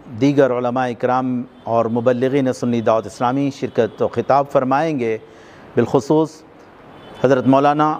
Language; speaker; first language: Urdu; native; Urdu